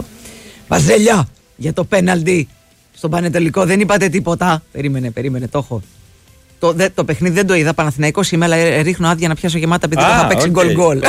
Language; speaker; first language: Greek; native; Greek